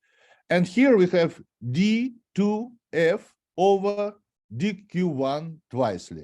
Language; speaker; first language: English; non-native, fluent; Russian